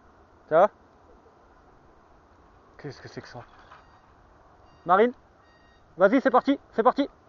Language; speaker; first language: French; native; French